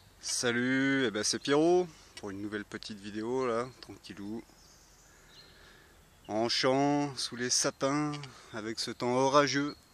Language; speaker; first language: French; native; French